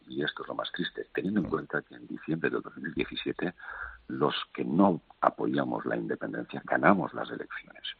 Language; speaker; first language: Spanish; non-native, local second language; Catalan